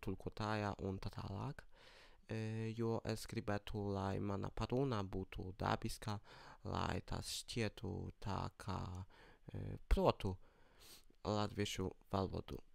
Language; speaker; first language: Latvian; non-native, learner; Polish